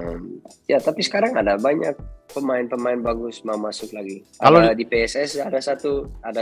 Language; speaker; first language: Indonesian; non-native, fluent; Dutch